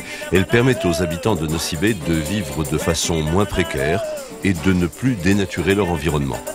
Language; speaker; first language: French; native; French